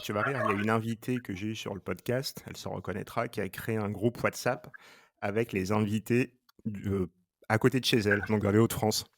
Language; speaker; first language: French; native; French